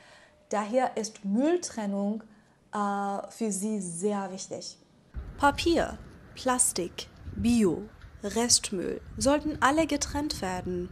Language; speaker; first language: German; non-native, fluent; Persian